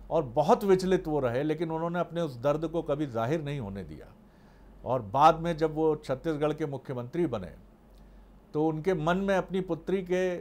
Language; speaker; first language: Hindi; native; Hindi